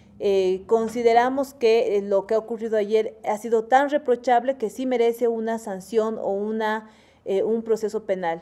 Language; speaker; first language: Spanish; native; Spanish